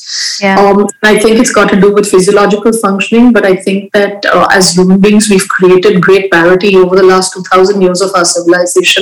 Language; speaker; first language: English; non-native, local second language; Hindi